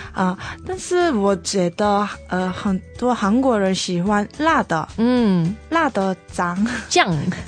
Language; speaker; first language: Chinese; non-native, learner; Korean